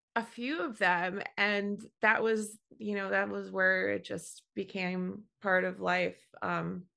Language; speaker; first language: English; native; English